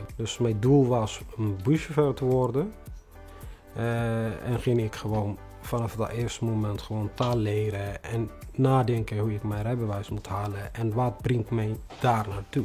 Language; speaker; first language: Dutch; non-native, fluent; Tigrinya